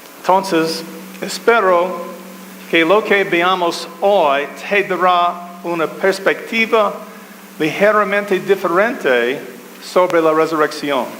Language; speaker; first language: Spanish; non-native, fluent; English